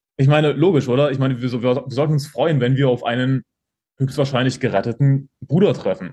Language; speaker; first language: German; native; German